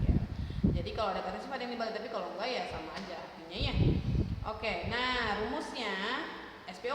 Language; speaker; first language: Indonesian; native; Indonesian